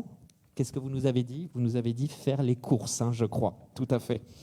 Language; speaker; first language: French; native; French